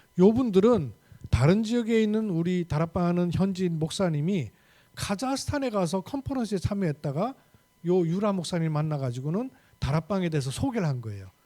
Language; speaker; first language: Korean; native; Korean